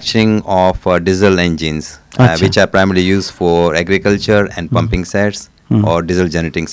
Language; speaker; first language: Hindi; non-native, local second language; Punjabi